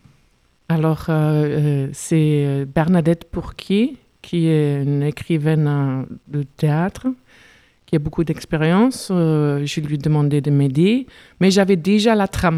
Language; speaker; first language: French; non-native, fluent; German